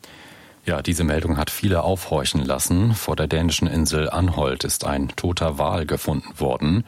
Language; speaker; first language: German; native; German